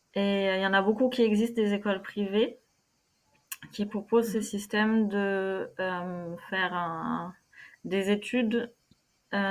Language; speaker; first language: French; native; French